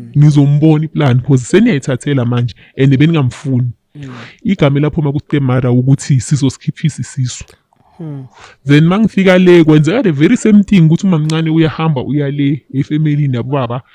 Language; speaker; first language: Zulu; native; Zulu